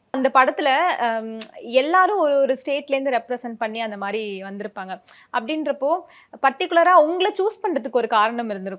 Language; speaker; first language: Tamil; native; Tamil